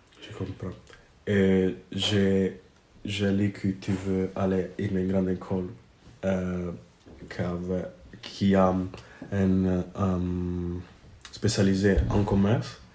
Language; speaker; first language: French; non-native, fluent; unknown